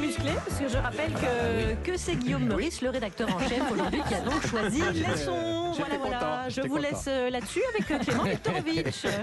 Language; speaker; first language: French; native; French